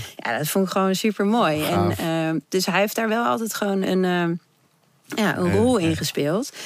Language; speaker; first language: Dutch; early bilingual, other home language; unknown